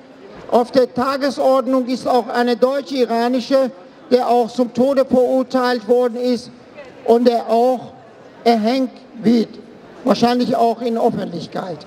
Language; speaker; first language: German; non-native, fluent; Persian